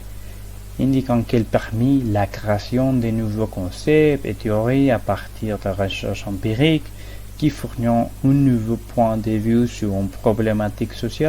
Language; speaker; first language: French; non-native, learner; Spanish